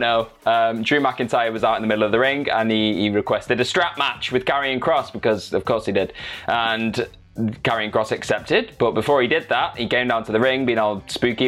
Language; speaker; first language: English; native; English